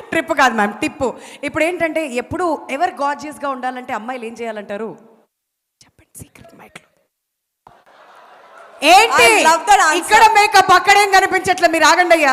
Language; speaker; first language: Telugu; native; Telugu